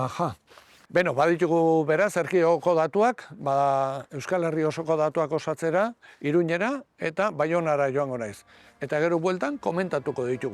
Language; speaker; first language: Basque; native; Basque